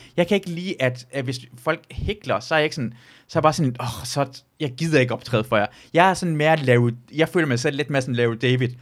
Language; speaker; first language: Danish; early bilingual, other home language; Persian